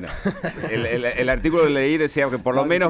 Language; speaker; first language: Spanish; native; Spanish